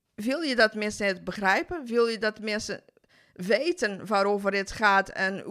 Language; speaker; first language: Dutch; non-native, fluent; Portuguese